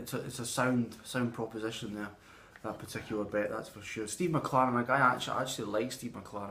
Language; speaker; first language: English; native; English